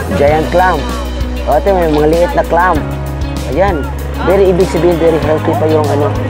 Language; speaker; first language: Filipino; non-native, local second language; Cebuano